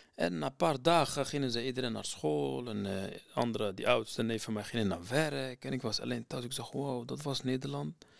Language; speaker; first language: Dutch; non-native, fluent; Arabic